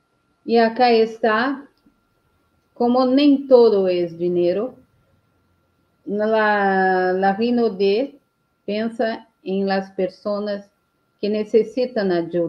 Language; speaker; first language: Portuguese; non-native, learner; Spanish